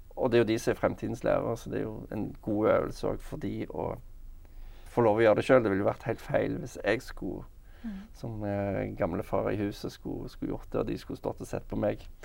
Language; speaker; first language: Norwegian; native; Norwegian